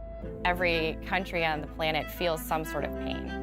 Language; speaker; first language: English; native; English